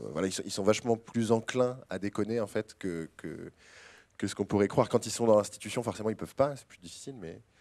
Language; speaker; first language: French; native; French